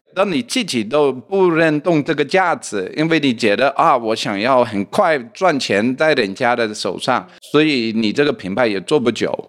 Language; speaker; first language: Chinese; non-native, fluent; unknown